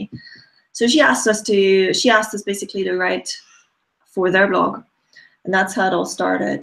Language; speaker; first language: English; non-native, fluent; German